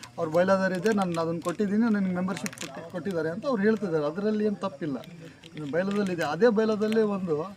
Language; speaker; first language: Kannada; non-native, local second language; Urdu